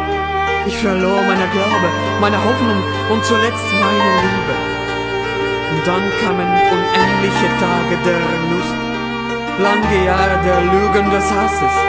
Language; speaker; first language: German; non-native, learner; Russian